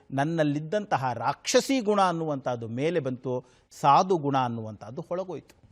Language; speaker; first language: Kannada; native; Kannada